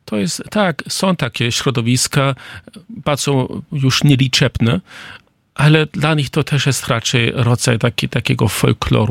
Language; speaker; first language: Polish; non-native, fluent; German